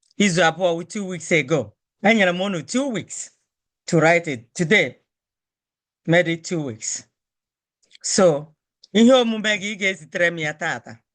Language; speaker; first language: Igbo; native; Igbo